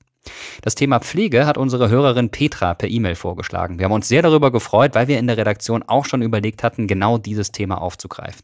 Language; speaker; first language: German; native; German